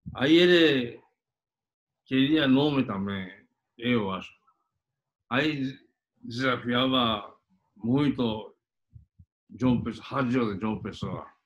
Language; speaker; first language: Portuguese; non-native, fluent; Japanese